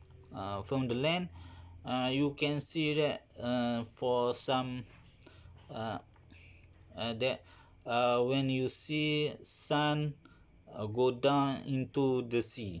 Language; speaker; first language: English; non-native, learner; Malay